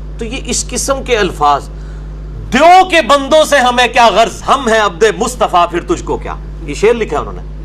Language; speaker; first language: Urdu; non-native, local second language; Punjabi